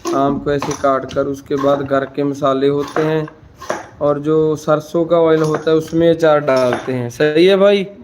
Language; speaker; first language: Hindi; non-native, local second language; Punjabi